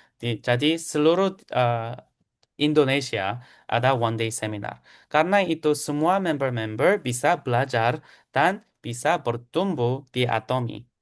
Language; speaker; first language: Indonesian; non-native, fluent; Korean